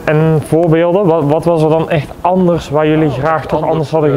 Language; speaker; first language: Dutch; native; Dutch